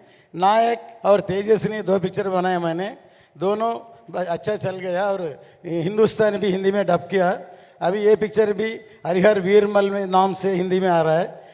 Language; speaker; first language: Hindi; non-native, local second language; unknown